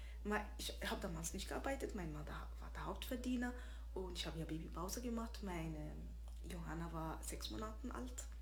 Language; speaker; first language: German; early bilingual, other home language; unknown